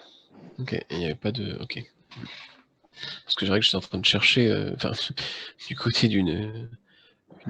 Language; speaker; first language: French; native; French